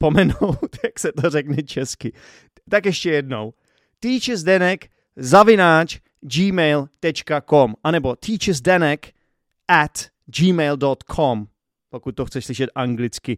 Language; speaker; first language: Czech; native; Czech